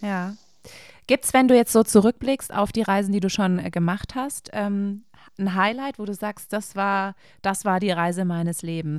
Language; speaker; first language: German; native; German